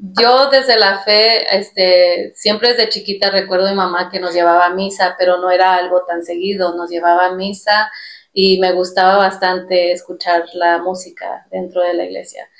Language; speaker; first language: Spanish; early bilingual, heritage; Spanish